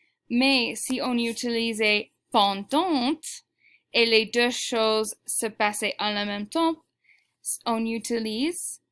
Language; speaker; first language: French; non-native, fluent; English